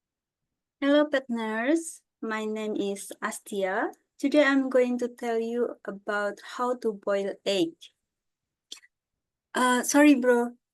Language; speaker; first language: English; non-native, learner; Indonesian